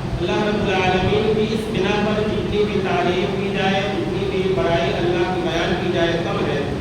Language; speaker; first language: Urdu; native; Urdu